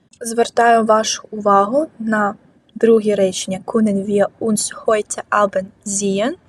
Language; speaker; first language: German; non-native, fluent; Ukrainian